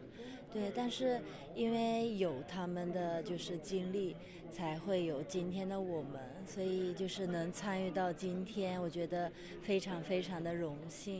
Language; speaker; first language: Chinese; non-native, fluent; Japanese